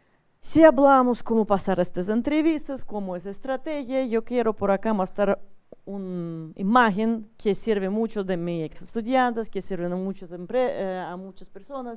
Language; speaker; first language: Spanish; non-native, learner; Russian